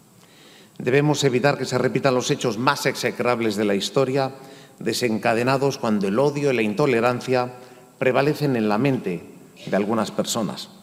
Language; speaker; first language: Spanish; native; Spanish